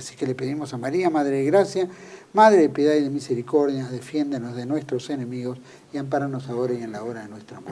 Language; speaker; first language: Spanish; native; Spanish